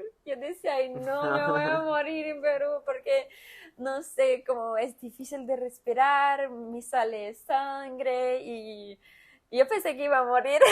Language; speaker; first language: Spanish; non-native, fluent; Portuguese